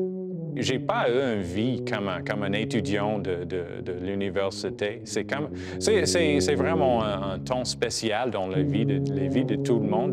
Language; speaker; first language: French; non-native, fluent; English